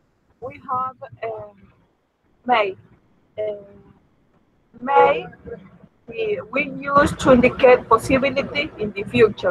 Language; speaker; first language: English; non-native, learner; Spanish